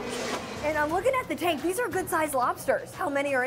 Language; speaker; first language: English; native; English